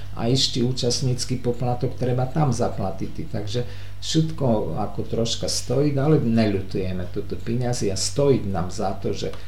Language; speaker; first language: Slovak; non-native, local second language; Rusyn